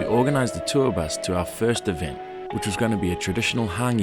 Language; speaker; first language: English; native; English